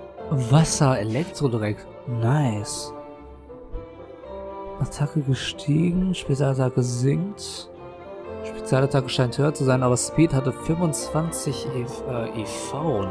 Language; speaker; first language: German; native; German